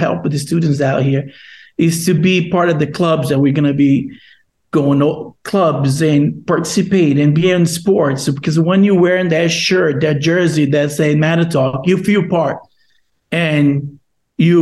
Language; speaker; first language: English; non-native, fluent; Portuguese